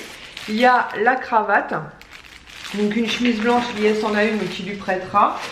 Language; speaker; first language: French; native; French